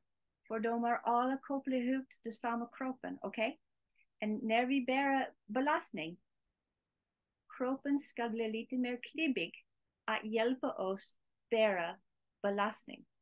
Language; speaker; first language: Swedish; non-native, learner; English